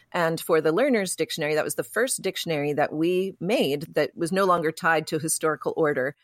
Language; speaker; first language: English; native; English